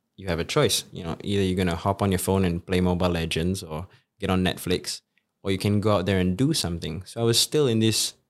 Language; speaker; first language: English; native; English